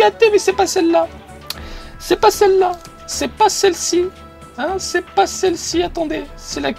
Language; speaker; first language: French; native; French